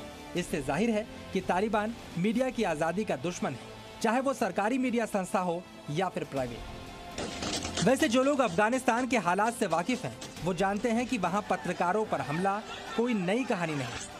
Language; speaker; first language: Hindi; native; Hindi